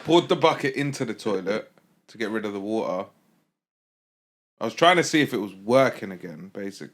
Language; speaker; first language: English; native; English